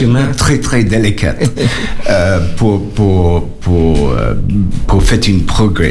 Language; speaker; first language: French; non-native, learner; English